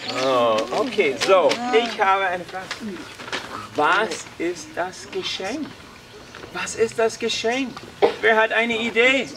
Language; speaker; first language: German; non-native, fluent; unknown